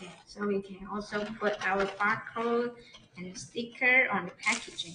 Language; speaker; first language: English; non-native, learner; Chinese